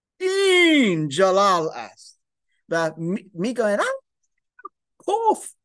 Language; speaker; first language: Persian; non-native, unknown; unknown